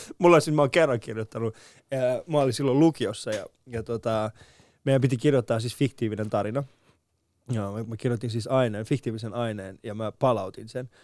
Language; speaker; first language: Finnish; early bilingual, other home language; Persian